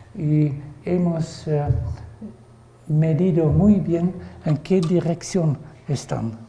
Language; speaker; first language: Spanish; non-native, fluent; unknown